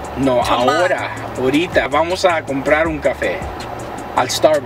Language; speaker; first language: Spanish; early bilingual, heritage; Spanish